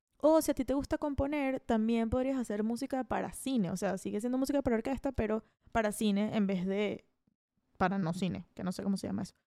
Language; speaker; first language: Spanish; native; Spanish